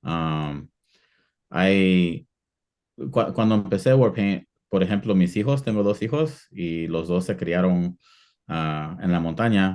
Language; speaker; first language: Spanish; early bilingual, heritage; Spanish